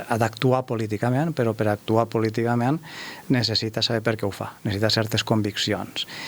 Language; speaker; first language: Catalan; native; Catalan